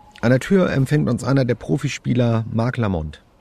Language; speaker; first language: German; native; German